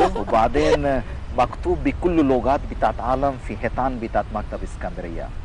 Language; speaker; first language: Egyptian Arabic; non-native, fluent; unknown